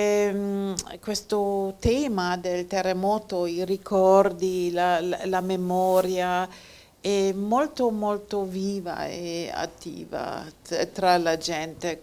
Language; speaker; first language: Italian; non-native, fluent; German